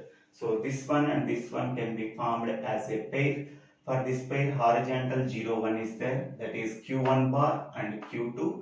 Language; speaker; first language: English; non-native, local second language; Telugu